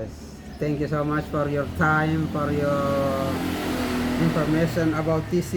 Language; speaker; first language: English; non-native, learner; Indonesian